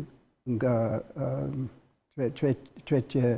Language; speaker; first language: Albanian; non-native, learner; English